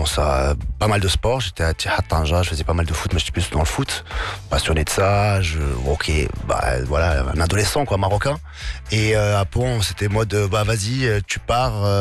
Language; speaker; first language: French; non-native, local second language; Arabic